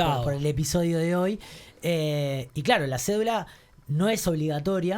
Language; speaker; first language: Spanish; native; Spanish